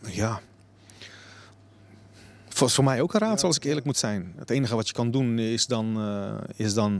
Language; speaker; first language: Dutch; native; Dutch